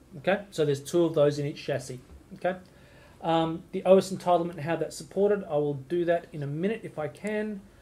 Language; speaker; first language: English; native; English